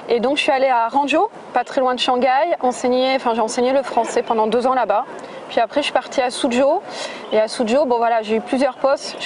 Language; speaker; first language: French; native; French